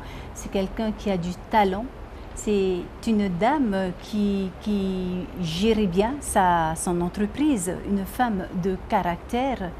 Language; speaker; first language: French; native; French